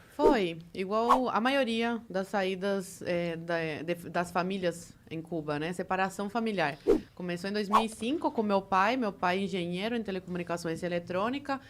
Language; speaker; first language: Portuguese; early bilingual, other home language; Spanish